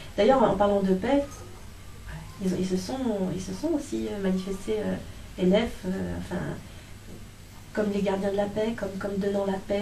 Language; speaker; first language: French; native; French